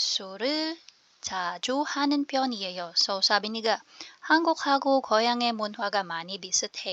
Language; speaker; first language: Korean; non-native, fluent; Filipino